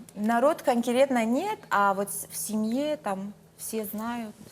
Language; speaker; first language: Russian; non-native, fluent; Persian